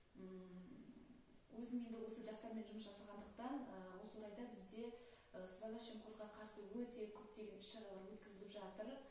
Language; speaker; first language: Kazakh; native; Kazakh